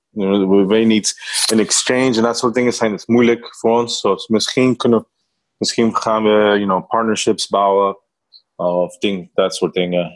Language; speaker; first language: Dutch; non-native, learner; Spanish